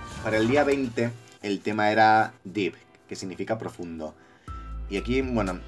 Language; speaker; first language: Spanish; native; Spanish